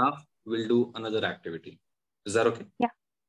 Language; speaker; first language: English; non-native, local second language; Hindi